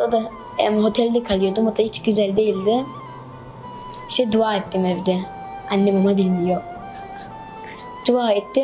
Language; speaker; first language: Turkish; early bilingual, heritage; Turkish